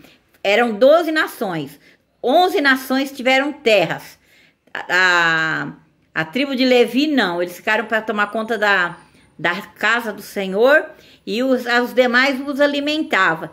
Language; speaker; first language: Portuguese; native; Portuguese